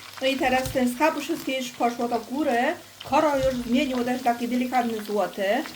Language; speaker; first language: Polish; non-native, learner; Chinese